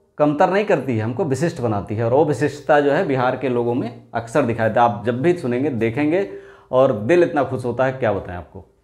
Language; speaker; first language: Hindi; native; Hindi